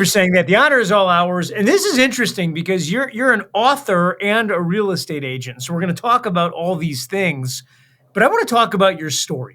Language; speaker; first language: English; native; English